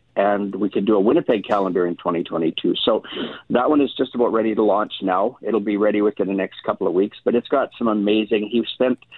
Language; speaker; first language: English; native; English